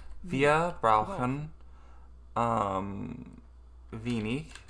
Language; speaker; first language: German; non-native, learner; English